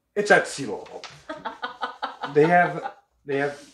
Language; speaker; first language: English; native; English